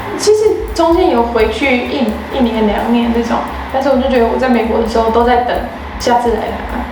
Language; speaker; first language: Chinese; non-native, fluent; English